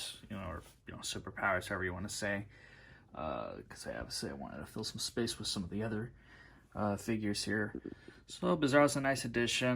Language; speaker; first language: English; native; English